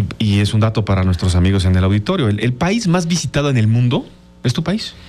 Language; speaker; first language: Spanish; native; Spanish